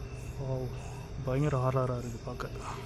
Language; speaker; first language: Tamil; native; Tamil